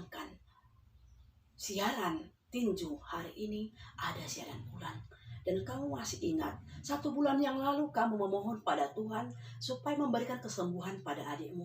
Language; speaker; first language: Indonesian; native; Indonesian